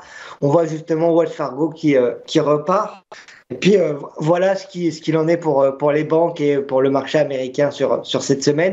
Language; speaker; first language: French; native; French